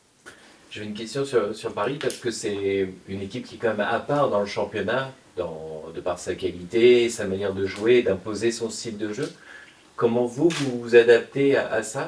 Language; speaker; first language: French; native; French